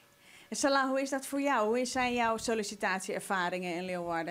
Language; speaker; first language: Dutch; non-native, local second language; Western Frisian